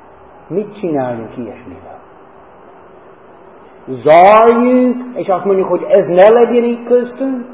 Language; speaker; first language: Hungarian; non-native, fluent; English